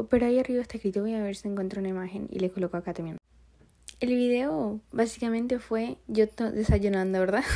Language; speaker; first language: Spanish; non-native, fluent; Portuguese